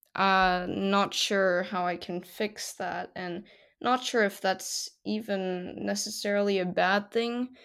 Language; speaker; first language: English; non-native, fluent; Korean